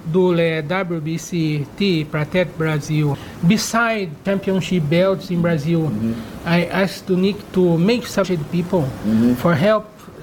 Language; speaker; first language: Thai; non-native, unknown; Portuguese